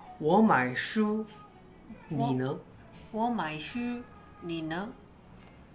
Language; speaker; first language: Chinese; non-native, learner; Korean